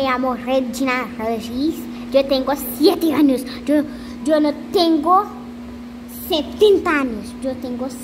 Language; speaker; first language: Spanish; non-native, learner; Haitian Creole